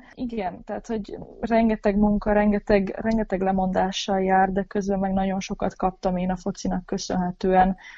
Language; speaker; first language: Hungarian; native; Hungarian